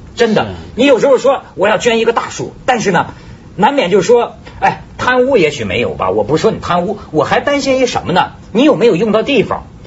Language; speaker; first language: Chinese; native; Chinese